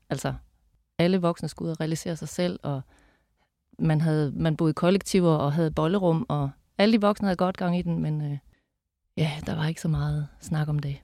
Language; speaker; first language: Danish; native; Danish